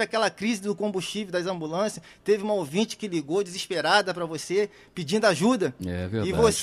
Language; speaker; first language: Portuguese; native; Portuguese